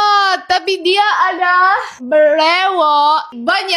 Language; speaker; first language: Indonesian; non-native, fluent; Korean